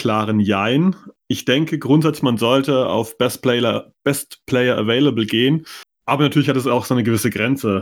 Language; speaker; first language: German; native; German